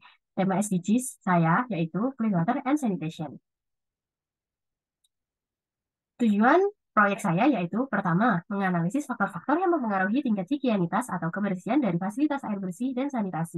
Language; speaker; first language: Indonesian; native; Indonesian